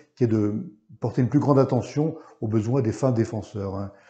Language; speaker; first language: French; native; French